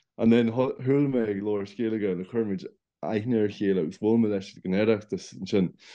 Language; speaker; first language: Irish; non-native, local second language; English